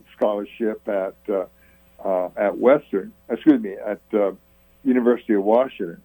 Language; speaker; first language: English; native; English